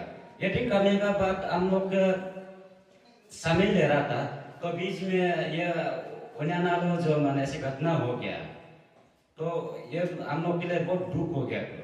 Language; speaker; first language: Hindi; non-native, local second language; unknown